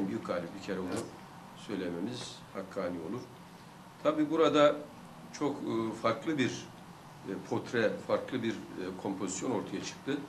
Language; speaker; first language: Turkish; native; Turkish